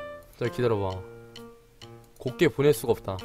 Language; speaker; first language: Korean; native; Korean